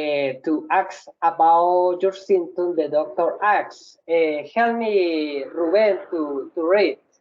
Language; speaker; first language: English; non-native, learner; Spanish